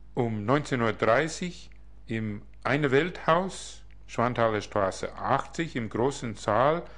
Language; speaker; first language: German; non-native, fluent; English